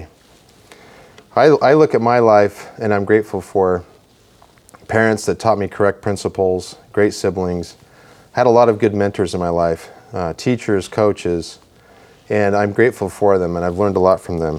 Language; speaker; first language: English; native; English